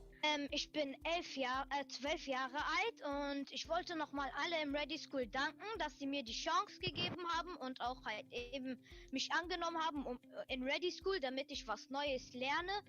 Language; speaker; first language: German; early bilingual, other home language; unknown